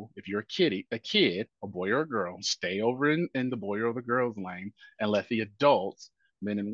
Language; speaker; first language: English; native; English